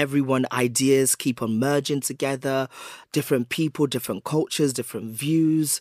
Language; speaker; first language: English; native; English